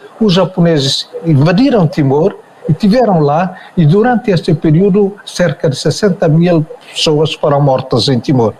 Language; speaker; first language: Portuguese; non-native, local second language; Tetum